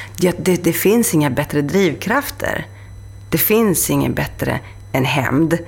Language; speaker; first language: Swedish; early bilingual, other home language; Greek